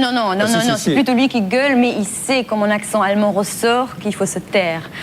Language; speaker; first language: French; non-native, fluent; German